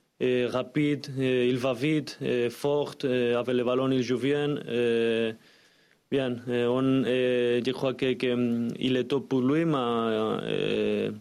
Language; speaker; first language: French; non-native, learner; Spanish